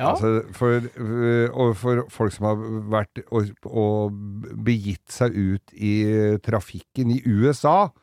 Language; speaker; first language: Norwegian; native; Norwegian